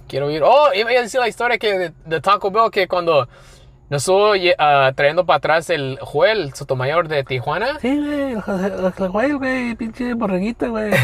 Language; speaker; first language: Spanish; early bilingual, other home language; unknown